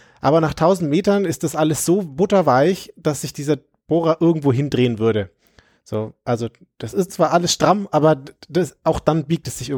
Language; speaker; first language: German; native; German